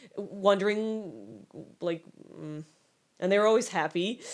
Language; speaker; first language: English; non-native, fluent; Polish